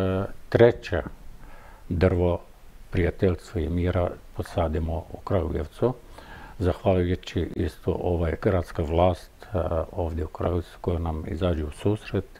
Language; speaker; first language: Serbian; non-native, fluent; Arabic